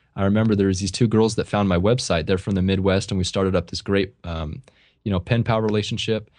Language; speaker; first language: English; native; English